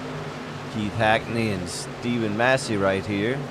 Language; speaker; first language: English; native; English